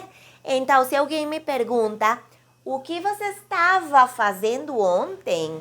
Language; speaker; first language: Portuguese; non-native, fluent; Spanish